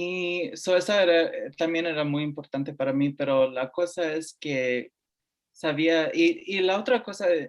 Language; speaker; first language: Spanish; early bilingual, heritage; Spanish